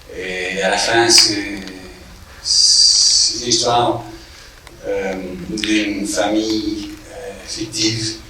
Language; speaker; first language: French; non-native, fluent; English